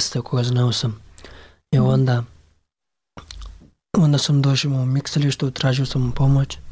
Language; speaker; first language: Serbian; non-native, learner; Pashto